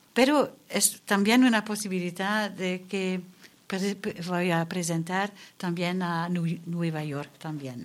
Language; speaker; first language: Spanish; non-native, learner; Dutch